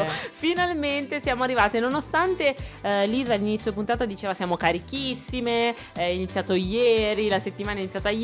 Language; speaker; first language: Italian; native; Italian